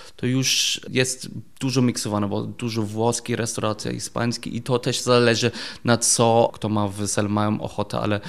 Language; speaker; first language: Polish; non-native, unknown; German